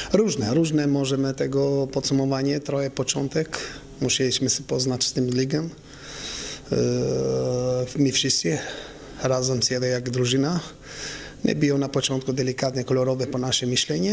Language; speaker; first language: Polish; non-native, learner; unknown